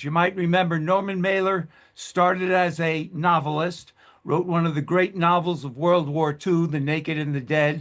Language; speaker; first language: English; native; English